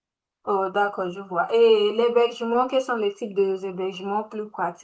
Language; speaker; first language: French; non-native, learner; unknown